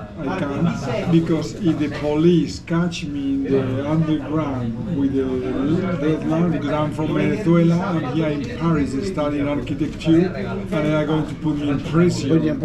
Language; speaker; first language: English; non-native, fluent; Spanish